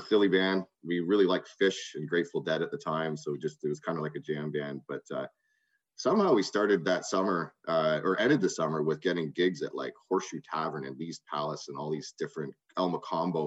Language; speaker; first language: English; native; English